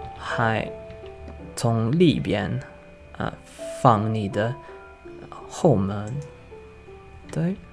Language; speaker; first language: Chinese; non-native, learner; English